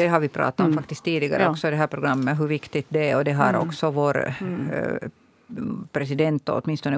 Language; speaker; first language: Swedish; native; Swedish